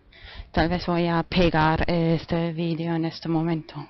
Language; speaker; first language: Spanish; non-native, fluent; German